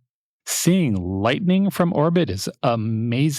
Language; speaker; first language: English; native; English